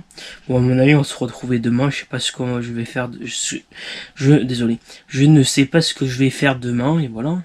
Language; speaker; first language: French; native; French